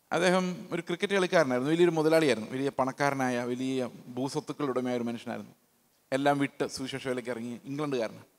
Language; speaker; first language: Malayalam; native; Malayalam